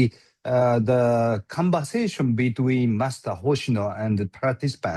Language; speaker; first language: English; non-native, learner; Japanese